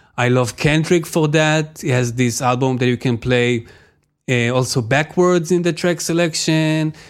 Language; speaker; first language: English; non-native, fluent; Hebrew